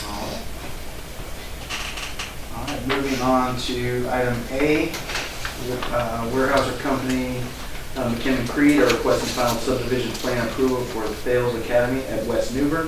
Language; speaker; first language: English; native; English